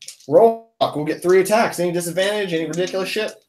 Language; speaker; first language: English; native; English